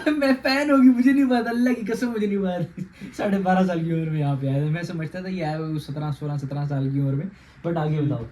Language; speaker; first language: Urdu; native; Urdu